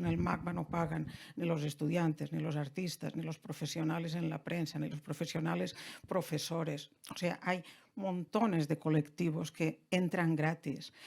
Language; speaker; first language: Spanish; non-native, local second language; Catalan